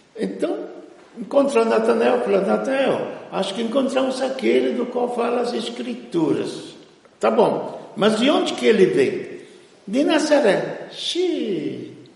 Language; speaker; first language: Portuguese; non-native, fluent; Italian